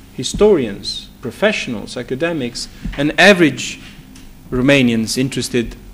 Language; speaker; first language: English; non-native, fluent; Romanian